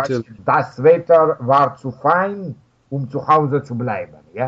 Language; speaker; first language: German; non-native, fluent; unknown